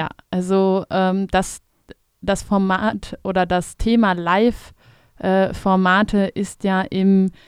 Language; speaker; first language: German; native; German